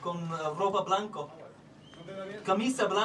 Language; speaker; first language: Spanish; non-native, learner; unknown